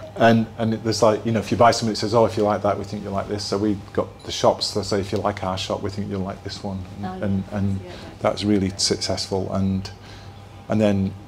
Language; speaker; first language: English; native; English